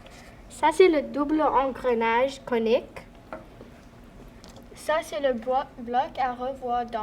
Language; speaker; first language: French; non-native, local second language; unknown